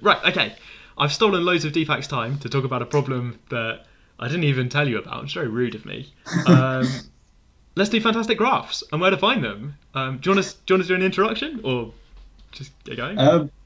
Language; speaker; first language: English; native; English